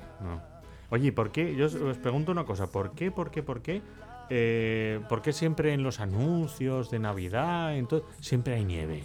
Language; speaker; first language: Spanish; native; Spanish